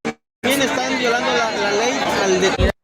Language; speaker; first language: Spanish; native; Spanish